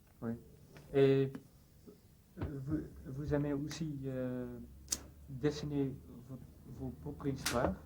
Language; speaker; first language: French; non-native, fluent; Dutch